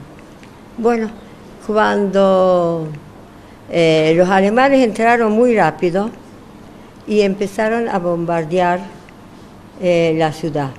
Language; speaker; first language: Spanish; non-native, fluent; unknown